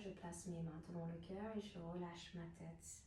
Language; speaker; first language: French; non-native, fluent; English